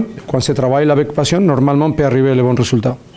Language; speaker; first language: French; non-native, learner; Spanish